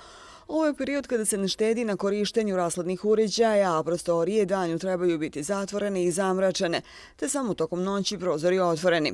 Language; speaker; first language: Bosnian; native; Bosnian